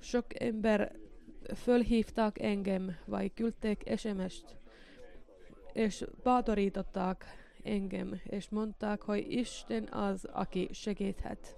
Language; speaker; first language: Hungarian; non-native, learner; Finnish